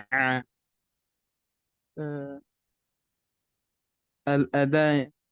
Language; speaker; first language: Arabic; non-native, learner; Indonesian